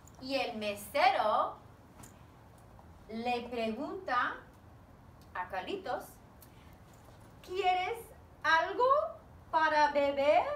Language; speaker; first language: Spanish; non-native, fluent; English